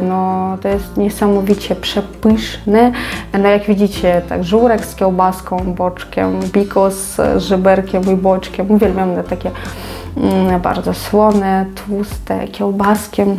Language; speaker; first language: Polish; non-native, fluent; Ukrainian